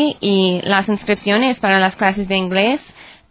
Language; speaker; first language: Spanish; non-native, learner; English